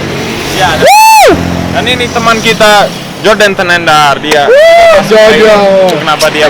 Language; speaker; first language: Indonesian; early bilingual, other home language; English